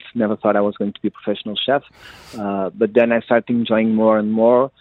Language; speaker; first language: English; non-native, fluent; Portuguese